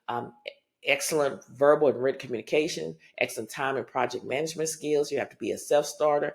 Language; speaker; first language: English; native; English